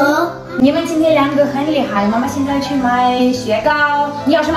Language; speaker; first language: Chinese; non-native, learner; Ukrainian